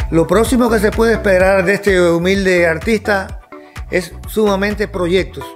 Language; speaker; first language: Spanish; native; Spanish